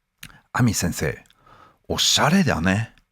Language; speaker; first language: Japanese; non-native, learner; English